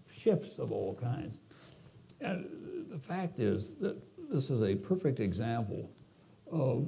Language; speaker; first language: English; native; English